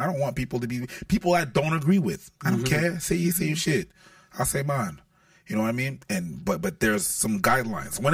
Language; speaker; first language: English; non-native, fluent; French